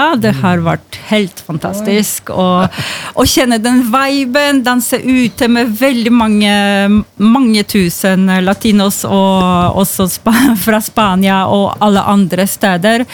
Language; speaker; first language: Norwegian; non-native, fluent; Polish